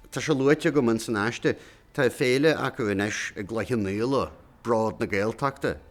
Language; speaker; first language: Irish; native; Irish